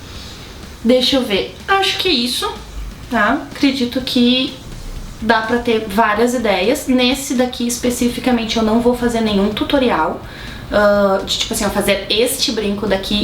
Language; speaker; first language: Portuguese; native; Portuguese